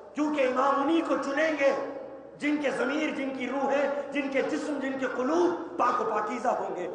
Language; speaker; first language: Urdu; native; Urdu